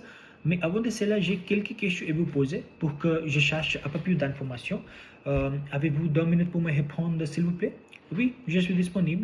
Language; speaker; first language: French; non-native, learner; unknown